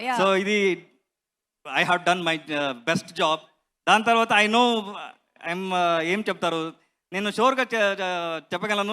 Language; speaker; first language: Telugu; non-native, learner; Kannada